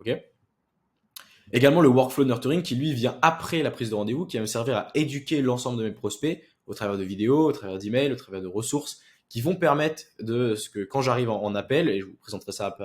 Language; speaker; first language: French; native; French